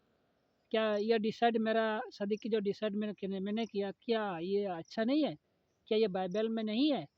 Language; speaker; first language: Hindi; non-native, local second language; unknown